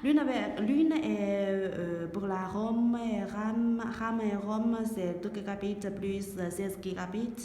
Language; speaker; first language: French; non-native, learner; Chinese